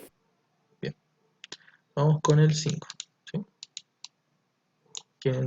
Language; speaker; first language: Spanish; native; Spanish